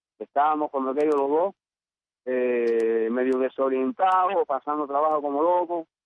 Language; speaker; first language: Spanish; native; Spanish